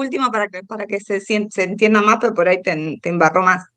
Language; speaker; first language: Spanish; native; Spanish